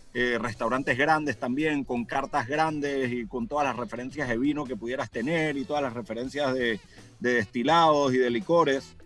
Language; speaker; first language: Spanish; native; Spanish